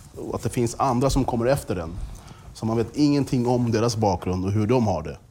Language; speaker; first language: Swedish; native; Swedish